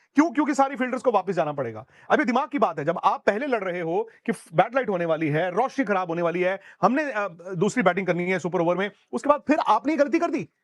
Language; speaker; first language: Hindi; native; Hindi